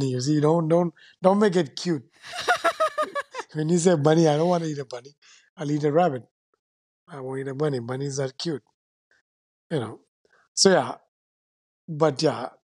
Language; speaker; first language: English; non-native, local second language; Sindhi